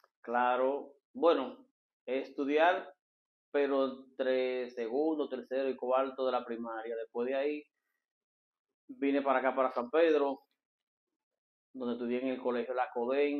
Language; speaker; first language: Spanish; native; Spanish